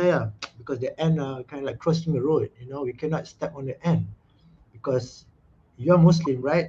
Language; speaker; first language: English; non-native, local second language; Malay